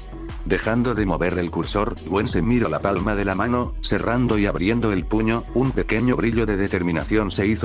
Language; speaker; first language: Spanish; native; Spanish